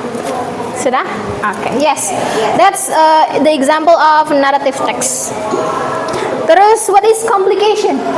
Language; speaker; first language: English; non-native, learner; Indonesian